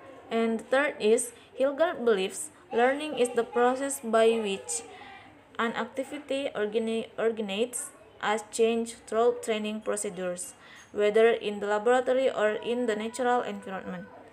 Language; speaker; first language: English; non-native, learner; Indonesian